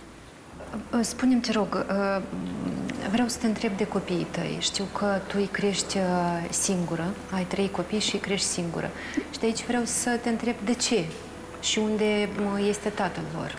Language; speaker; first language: Romanian; native; Romanian